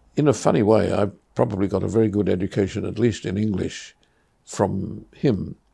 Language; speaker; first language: English; native; English